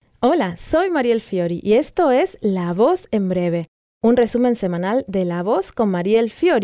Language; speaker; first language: Spanish; native; Spanish